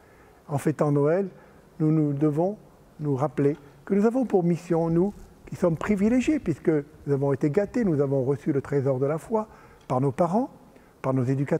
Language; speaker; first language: French; native; French